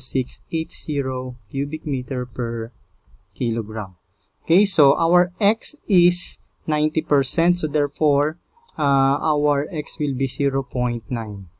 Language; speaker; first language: English; non-native, local second language; Filipino